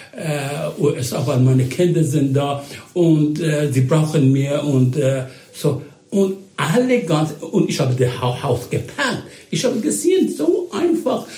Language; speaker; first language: German; non-native, learner; Persian